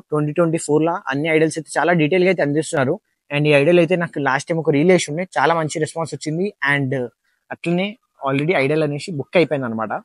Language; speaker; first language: Telugu; non-native, local second language; Hindi